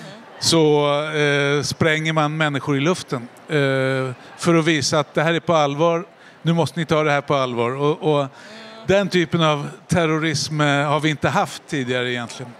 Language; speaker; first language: Swedish; native; Swedish